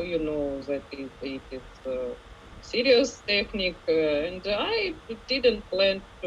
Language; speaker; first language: English; non-native, learner; Ukrainian